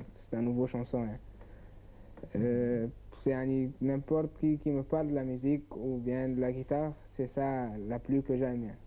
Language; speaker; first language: French; non-native, learner; Arabic